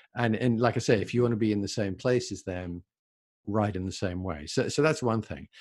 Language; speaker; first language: English; native; English